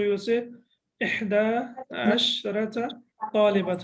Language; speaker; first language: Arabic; non-native, fluent; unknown